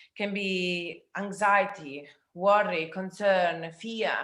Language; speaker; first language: English; non-native, fluent; Italian